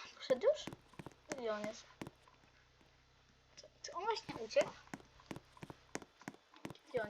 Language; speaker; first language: Polish; native; Polish